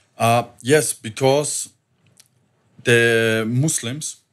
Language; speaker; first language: English; non-native, learner; German